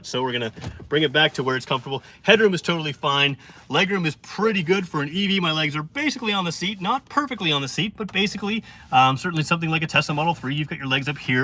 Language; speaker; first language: English; native; English